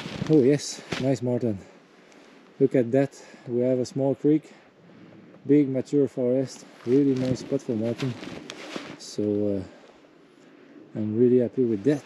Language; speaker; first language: English; non-native, fluent; French